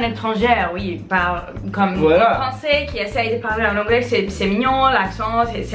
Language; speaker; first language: French; non-native, fluent; English